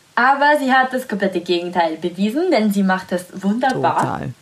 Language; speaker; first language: German; non-native, fluent; Italian